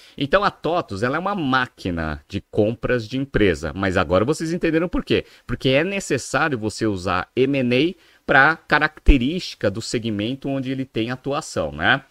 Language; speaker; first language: Portuguese; native; Portuguese